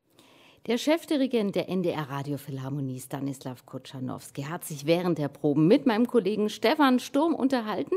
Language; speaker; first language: German; native; German